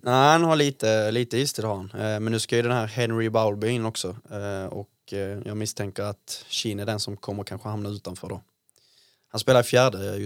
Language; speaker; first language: Swedish; native; Swedish